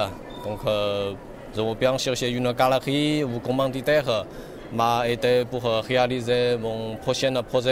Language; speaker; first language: French; non-native, learner; Chinese